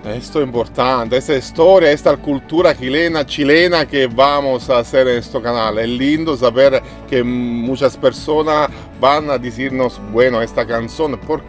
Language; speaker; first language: Spanish; non-native, learner; Italian